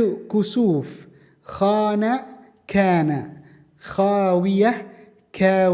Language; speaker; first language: Arabic; non-native, fluent; Indonesian